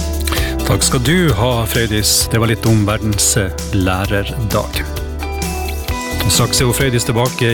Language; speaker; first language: Norwegian; native; Norwegian